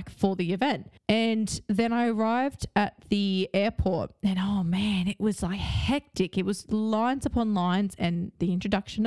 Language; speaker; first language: English; native; English